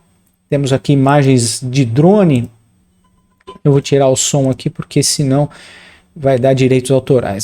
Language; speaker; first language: Portuguese; native; Portuguese